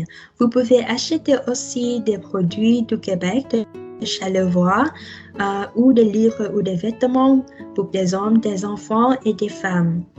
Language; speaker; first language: French; non-native, learner; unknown